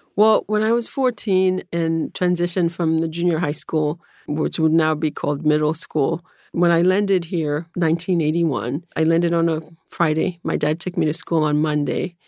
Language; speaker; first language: English; early bilingual, other home language; Haitian Creole